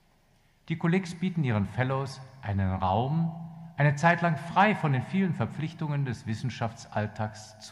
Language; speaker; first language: German; native; German